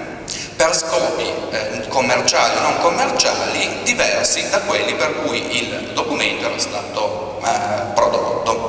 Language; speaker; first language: Italian; native; Italian